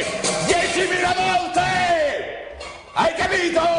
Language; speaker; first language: Italian; native; Italian